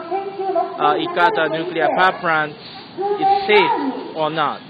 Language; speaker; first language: English; non-native, learner; Japanese